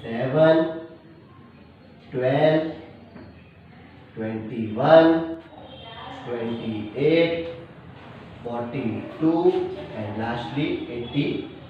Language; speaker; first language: English; non-native, local second language; Hindi